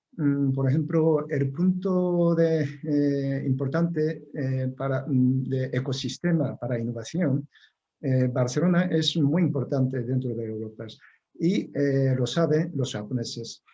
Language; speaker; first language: Spanish; non-native, fluent; Japanese